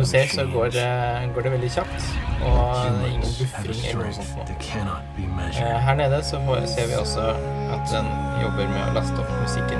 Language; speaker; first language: Norwegian; native; Norwegian